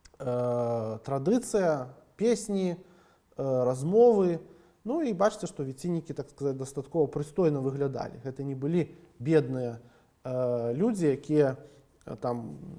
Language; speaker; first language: Belarusian; non-native, local second language; Russian